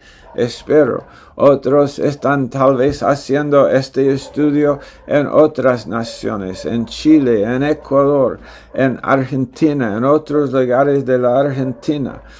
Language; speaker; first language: Spanish; non-native, fluent; English